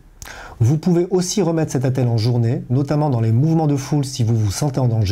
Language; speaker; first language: French; native; French